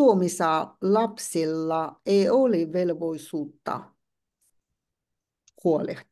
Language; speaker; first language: Finnish; non-native, learner; Chinese